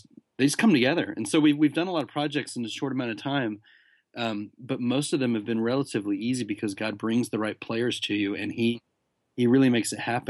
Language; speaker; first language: English; native; English